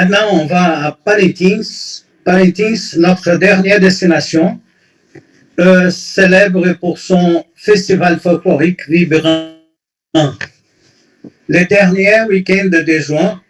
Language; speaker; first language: French; non-native, fluent; Portuguese